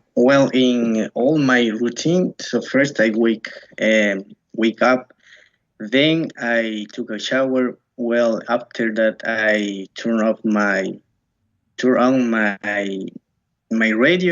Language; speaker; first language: English; non-native, learner; Spanish